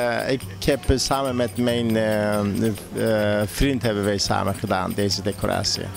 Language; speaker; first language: Dutch; non-native, fluent; Turkish